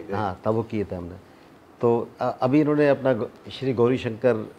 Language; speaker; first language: Hindi; native; Hindi